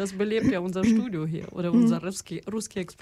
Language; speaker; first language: German; non-native, fluent; Russian